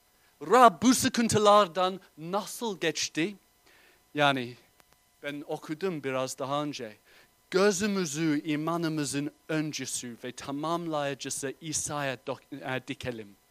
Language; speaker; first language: Turkish; non-native, fluent; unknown